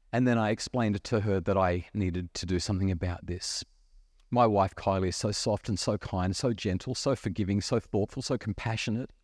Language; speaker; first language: English; native; English